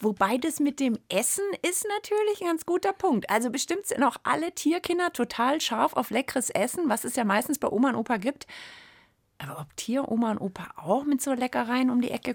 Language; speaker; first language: German; native; German